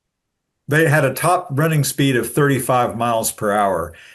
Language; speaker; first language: English; native; English